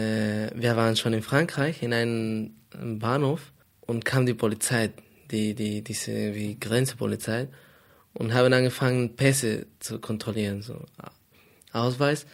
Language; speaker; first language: German; non-native, fluent; Spanish